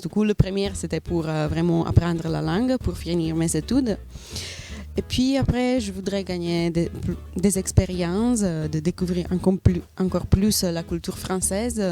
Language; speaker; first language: French; non-native, learner; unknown